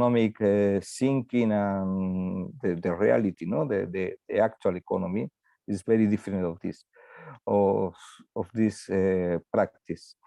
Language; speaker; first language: English; non-native, learner; Spanish